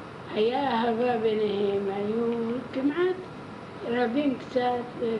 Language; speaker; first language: Hebrew; non-native, fluent; Arabic